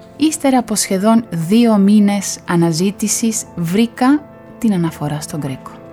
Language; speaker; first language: Greek; non-native, fluent; Spanish